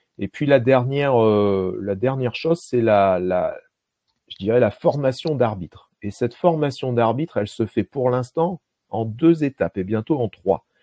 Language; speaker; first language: French; native; French